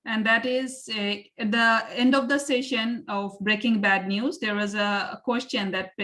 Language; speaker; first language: English; non-native, local second language; Bangla